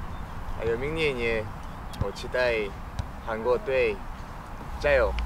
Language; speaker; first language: Chinese; non-native, learner; Korean